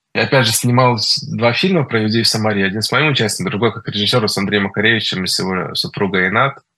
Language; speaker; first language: Russian; early bilingual, heritage; Russian